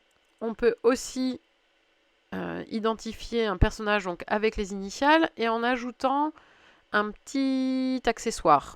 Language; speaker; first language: French; native; French